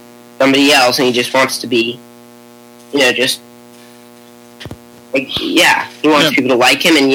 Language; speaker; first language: English; native; English